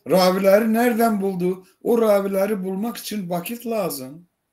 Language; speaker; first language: Turkish; non-native, learner; Azerbaijani